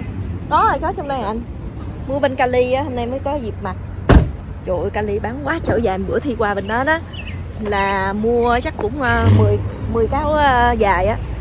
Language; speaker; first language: Vietnamese; native; Vietnamese